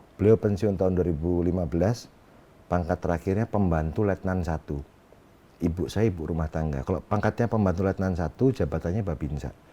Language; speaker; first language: Indonesian; non-native, local second language; Sundanese